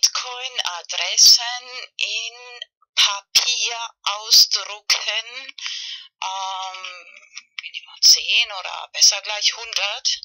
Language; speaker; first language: German; non-native, fluent; Spanish